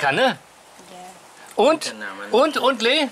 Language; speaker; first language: German; native; German